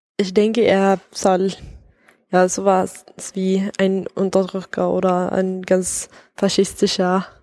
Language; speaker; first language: German; non-native, fluent; Swedish